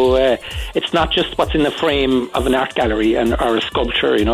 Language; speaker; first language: English; native; English